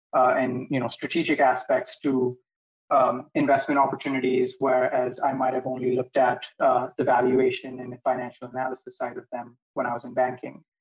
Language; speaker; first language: English; non-native, local second language; Hindi